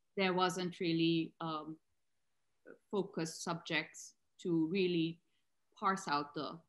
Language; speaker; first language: English; non-native, local second language; Urdu